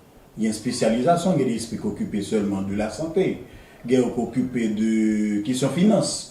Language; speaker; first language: Haitian Creole; native; Haitian Creole